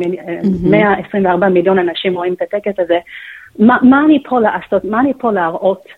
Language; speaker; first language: Hebrew; non-native, fluent; English